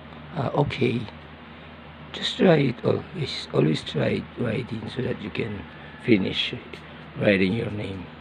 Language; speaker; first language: English; non-native, learner; Filipino